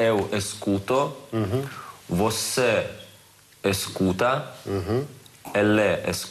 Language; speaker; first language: Portuguese; non-native, learner; Russian